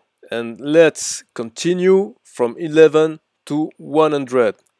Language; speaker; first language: English; non-native, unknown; French